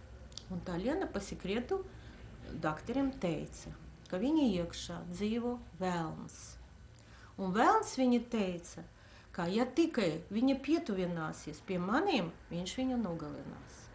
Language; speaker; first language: Latvian; non-native, local second language; Russian